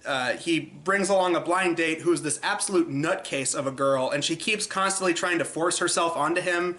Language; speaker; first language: English; native; English